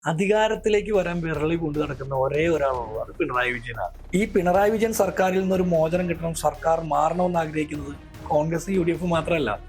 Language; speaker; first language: Malayalam; native; Malayalam